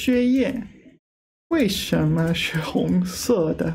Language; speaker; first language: Chinese; non-native, learner; English